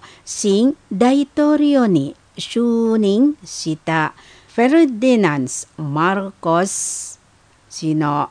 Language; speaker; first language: Japanese; non-native, learner; Indonesian